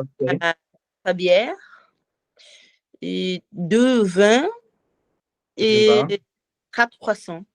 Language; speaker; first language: French; non-native, learner; Portuguese